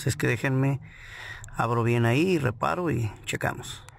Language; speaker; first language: Spanish; native; Spanish